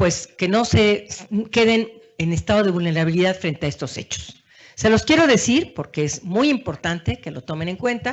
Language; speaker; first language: Spanish; native; Spanish